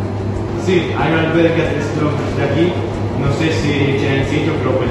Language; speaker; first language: Spanish; non-native, learner; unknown